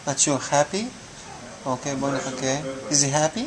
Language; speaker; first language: Hebrew; native; Hebrew